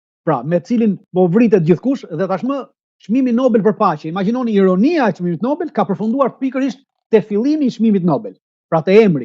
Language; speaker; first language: Albanian; native; Albanian